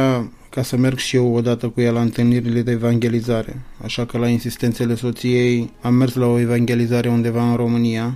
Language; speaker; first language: Romanian; native; Romanian